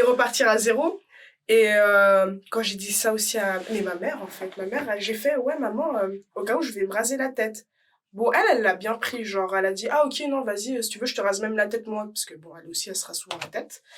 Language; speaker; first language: French; native; French